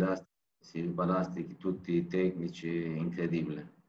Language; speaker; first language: Italian; non-native, learner; Turkish